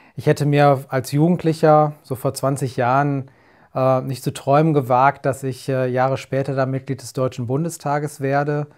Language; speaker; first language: German; native; German